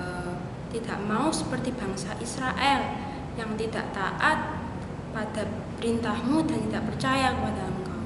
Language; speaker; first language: Indonesian; native; Indonesian